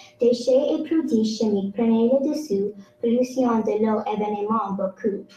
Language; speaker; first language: French; non-native, local second language; English